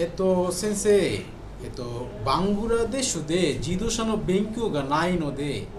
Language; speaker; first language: Japanese; non-native, learner; Bangla